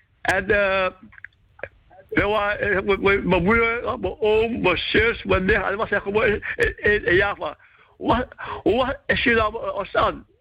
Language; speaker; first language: Dutch; non-native, local second language; Javanese